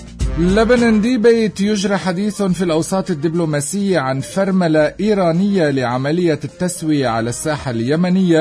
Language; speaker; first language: Arabic; native; Arabic